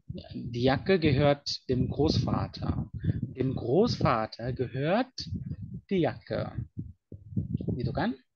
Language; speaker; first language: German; non-native, fluent; Indonesian